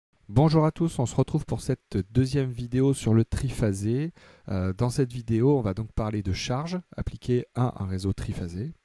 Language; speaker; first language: French; native; French